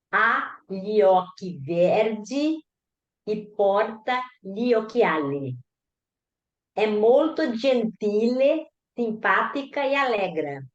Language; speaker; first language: Italian; non-native, learner; Portuguese